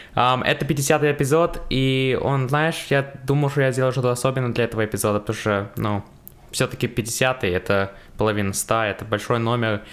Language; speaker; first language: Russian; early bilingual, heritage; Russian